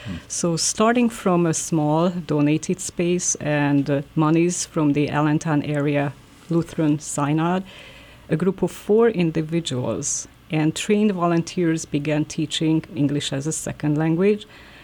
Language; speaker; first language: English; non-native, fluent; Hungarian